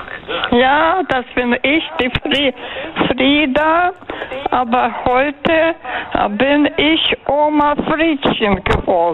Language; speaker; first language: German; non-native, fluent; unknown